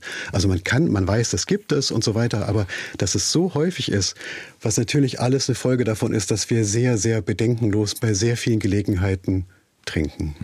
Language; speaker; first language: German; native; German